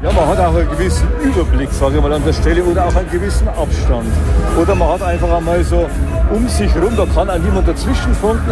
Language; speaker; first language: German; native; German